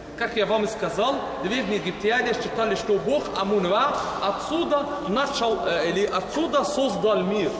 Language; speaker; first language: Russian; non-native, learner; Arabic